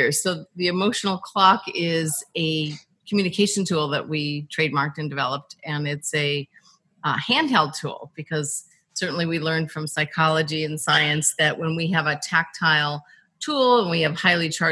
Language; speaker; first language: English; native; English